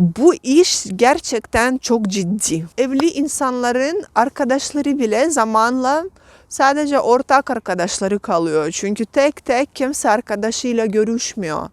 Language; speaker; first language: Turkish; non-native, fluent; Russian